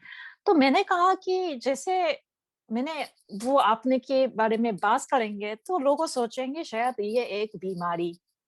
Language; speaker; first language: Hindi; non-native, learner; Japanese